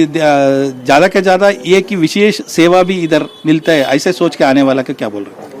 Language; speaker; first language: Hindi; non-native, local second language; Kannada